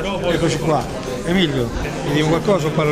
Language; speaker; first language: Italian; native; Italian